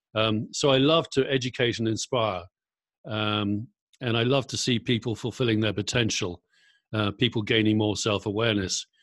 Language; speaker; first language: English; native; English